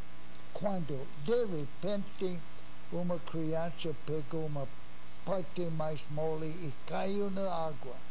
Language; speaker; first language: Portuguese; non-native, fluent; English